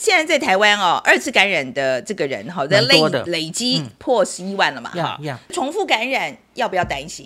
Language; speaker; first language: Chinese; native; Chinese